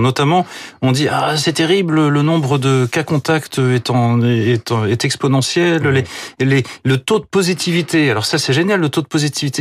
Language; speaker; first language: French; native; French